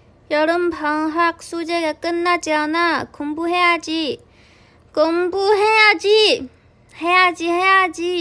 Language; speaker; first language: Korean; non-native, fluent; Chinese